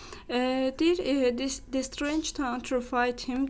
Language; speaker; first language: English; non-native, fluent; Azerbaijani